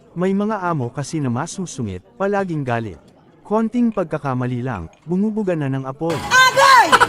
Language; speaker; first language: Filipino; native; Filipino